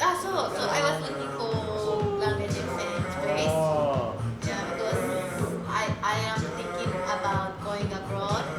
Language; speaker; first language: English; non-native, learner; Chinese